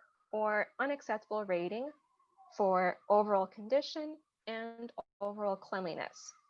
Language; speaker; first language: English; native; English